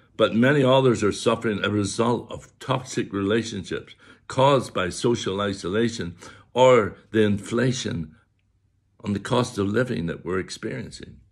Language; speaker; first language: English; native; English